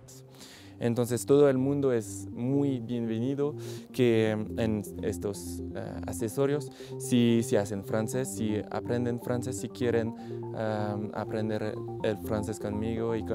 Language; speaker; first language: Spanish; non-native, learner; French